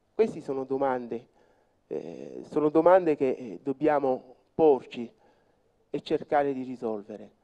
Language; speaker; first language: Italian; non-native, fluent; French